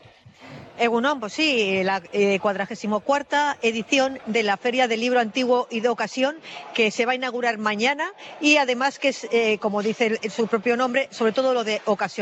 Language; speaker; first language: Spanish; native; Spanish